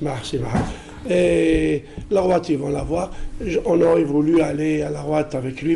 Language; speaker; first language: French; non-native, local second language; Arabic